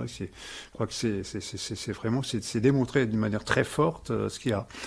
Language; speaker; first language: French; non-native, local second language; Swiss German